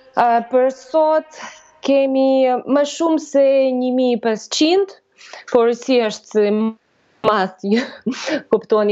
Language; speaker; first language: Albanian; non-native, learner; Russian